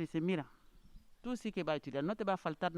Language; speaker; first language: Spanish; non-native, learner; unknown